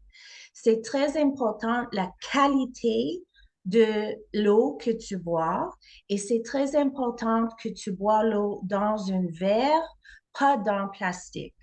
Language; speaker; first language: French; non-native, learner; English